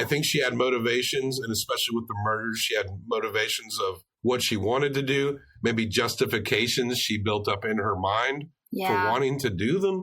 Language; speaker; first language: English; native; English